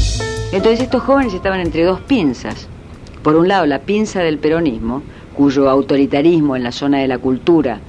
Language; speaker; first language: Spanish; native; Spanish